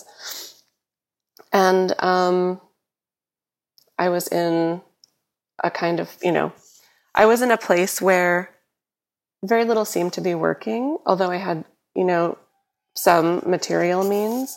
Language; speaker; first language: English; native; English